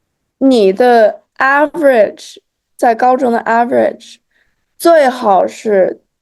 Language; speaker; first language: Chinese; early bilingual, heritage; Chinese